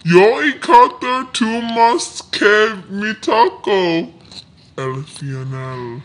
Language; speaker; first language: Spanish; non-native, learner; English